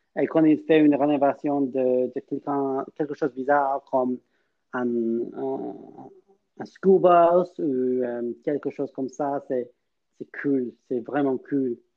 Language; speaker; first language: French; non-native, learner; English